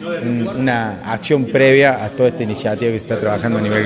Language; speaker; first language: Spanish; native; Spanish